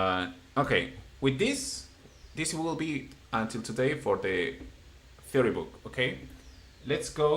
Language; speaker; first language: English; non-native, fluent; Spanish